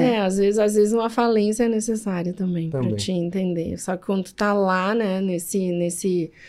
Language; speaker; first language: Portuguese; native; Portuguese